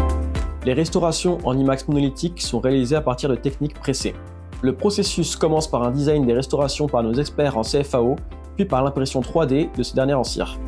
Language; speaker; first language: French; native; French